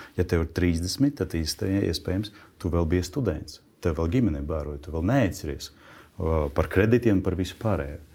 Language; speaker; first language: Latvian; non-native, local second language; Russian